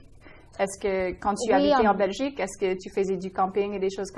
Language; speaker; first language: French; non-native, local second language; English